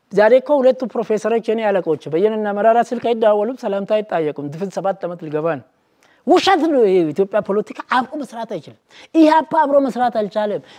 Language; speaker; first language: Amharic; non-native, local second language; Oromo